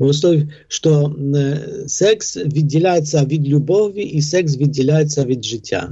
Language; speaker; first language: Polish; non-native, fluent; Ukrainian